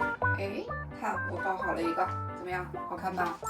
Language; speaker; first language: Chinese; native; Chinese